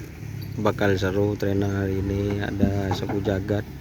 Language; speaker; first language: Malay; non-native, local second language; Madurese